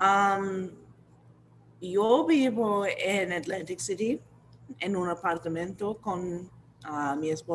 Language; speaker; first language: Spanish; non-native, learner; English